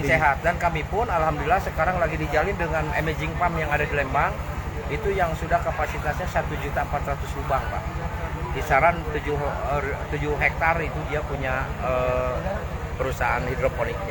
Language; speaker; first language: Indonesian; native; Indonesian